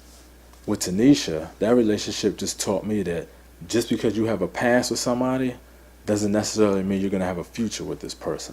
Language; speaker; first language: English; native; English